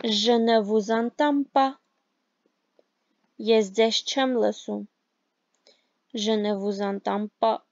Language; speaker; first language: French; non-native, fluent; Armenian